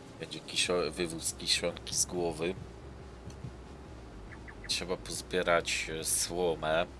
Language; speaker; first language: Polish; native; Polish